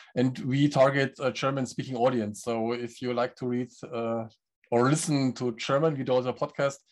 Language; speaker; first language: English; non-native, fluent; German